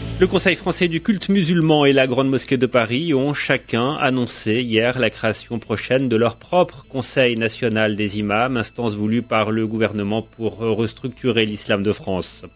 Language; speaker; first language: French; native; French